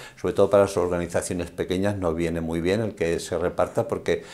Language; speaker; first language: Spanish; native; Spanish